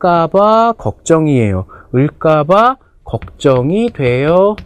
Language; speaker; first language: Korean; native; Korean